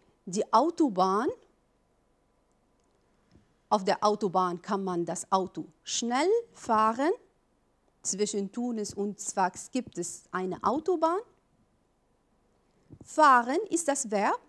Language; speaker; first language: German; non-native, fluent; Arabic